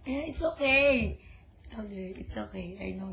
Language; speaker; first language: English; non-native, local second language; Filipino